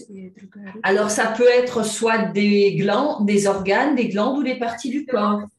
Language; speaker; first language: French; native; French